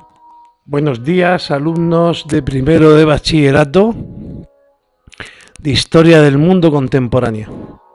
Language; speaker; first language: Spanish; native; Spanish